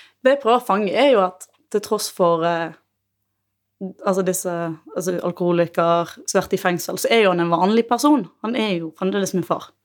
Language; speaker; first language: Norwegian; native; Norwegian